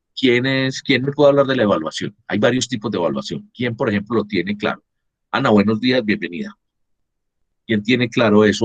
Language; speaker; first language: Spanish; native; Spanish